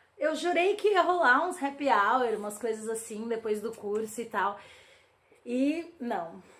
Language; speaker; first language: Portuguese; native; Portuguese